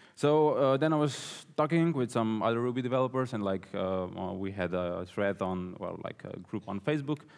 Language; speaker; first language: English; non-native, fluent; Slovenian